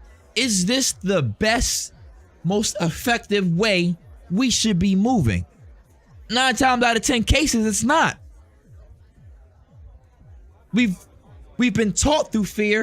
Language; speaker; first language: English; native; English